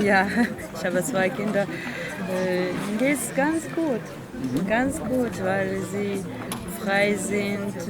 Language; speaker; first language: German; non-native, learner; Ukrainian